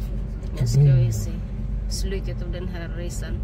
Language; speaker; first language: Swedish; non-native, learner; Filipino